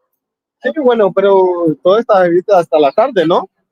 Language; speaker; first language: Spanish; non-native, learner; English